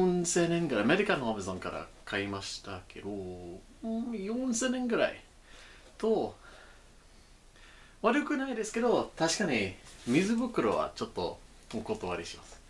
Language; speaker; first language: Japanese; non-native, learner; English